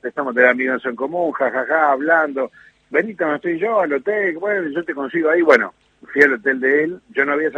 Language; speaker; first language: Spanish; native; Spanish